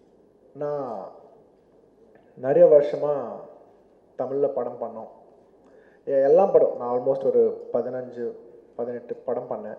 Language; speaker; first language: Tamil; non-native, local second language; Telugu